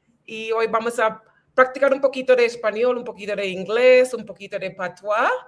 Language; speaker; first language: Spanish; non-native, fluent; English